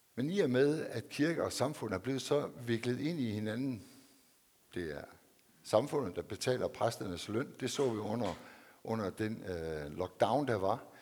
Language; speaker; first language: Danish; native; Danish